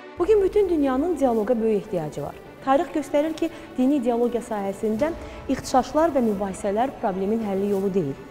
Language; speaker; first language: Azerbaijani; native; Azerbaijani